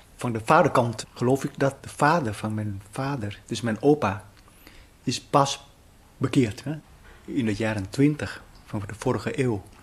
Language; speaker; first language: Dutch; non-native, fluent; Vietnamese